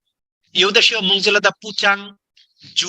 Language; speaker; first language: Chinese; non-native, learner; Bangla